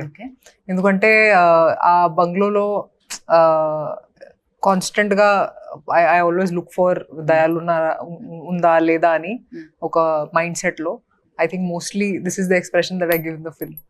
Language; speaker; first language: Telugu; non-native, fluent; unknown